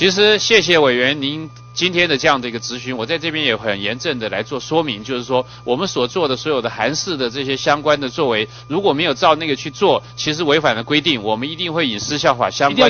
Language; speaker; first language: Chinese; native; Chinese